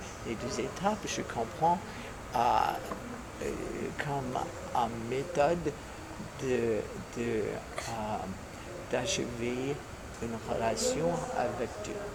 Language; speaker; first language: French; non-native, fluent; English